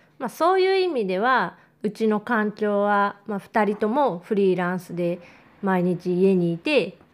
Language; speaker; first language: Japanese; native; Japanese